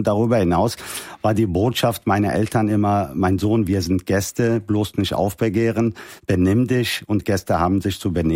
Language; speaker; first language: German; early bilingual, other home language; Turkish